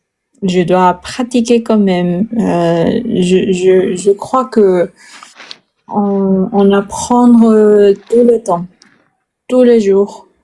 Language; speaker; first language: French; non-native, learner; Spanish